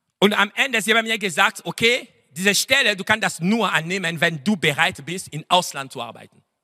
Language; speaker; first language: German; non-native, fluent; French